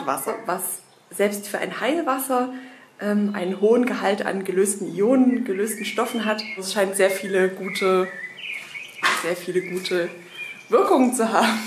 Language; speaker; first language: German; native; German